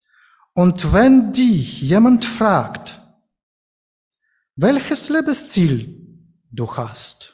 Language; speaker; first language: German; non-native, learner; Ukrainian